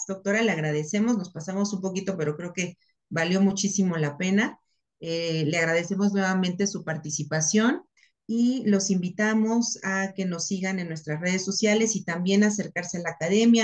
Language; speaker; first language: Spanish; native; Spanish